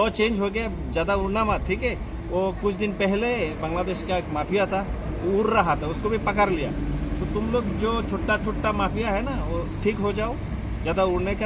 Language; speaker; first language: Hindi; non-native, learner; Bangla